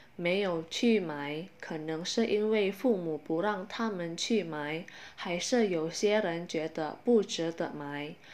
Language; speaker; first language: Chinese; non-native, fluent; Indonesian